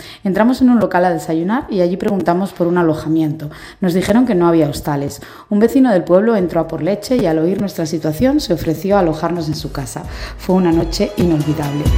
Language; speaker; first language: Spanish; native; Spanish